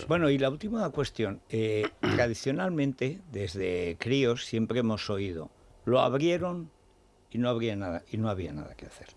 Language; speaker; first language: Spanish; native; Spanish